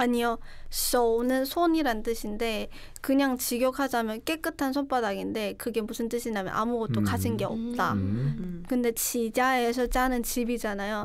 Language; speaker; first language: Korean; non-native, fluent; Chinese